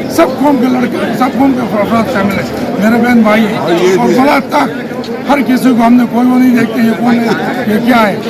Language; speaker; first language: Urdu; non-native, local second language; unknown